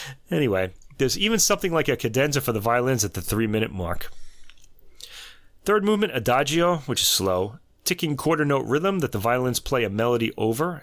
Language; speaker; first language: English; native; English